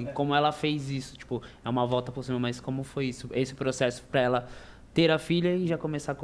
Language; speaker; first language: Portuguese; native; Portuguese